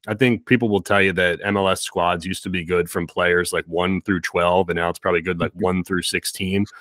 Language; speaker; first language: English; native; English